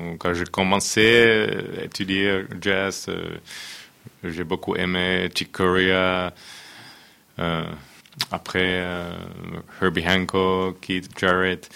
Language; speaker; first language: French; non-native, fluent; Finnish